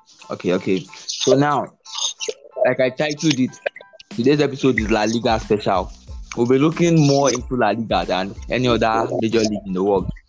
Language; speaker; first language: English; non-native, local second language; Yoruba